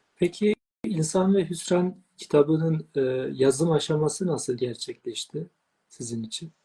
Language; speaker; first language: Turkish; native; Turkish